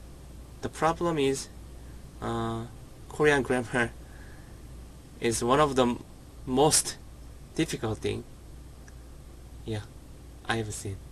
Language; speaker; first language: English; non-native, learner; Korean